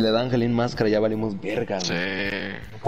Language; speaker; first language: Spanish; native; Spanish